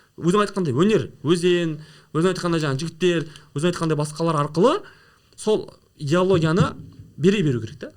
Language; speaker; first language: Kazakh; native; Kazakh